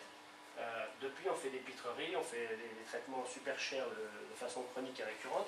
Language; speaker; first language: French; native; French